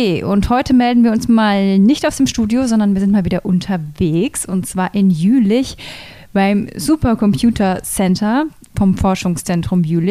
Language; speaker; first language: German; native; German